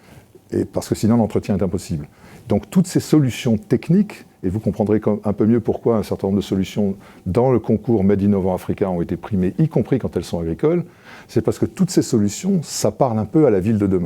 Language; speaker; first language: French; native; French